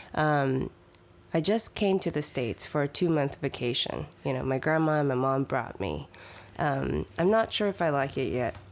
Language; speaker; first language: English; early bilingual, other home language; Chinese